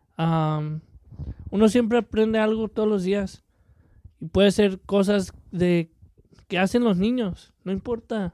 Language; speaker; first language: Spanish; native; Spanish